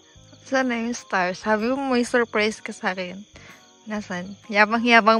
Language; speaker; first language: Filipino; native; Filipino